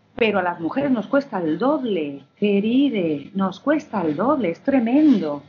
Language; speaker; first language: Spanish; native; Spanish